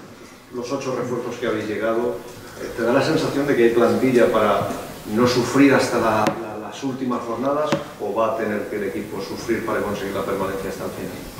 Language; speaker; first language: Spanish; native; Spanish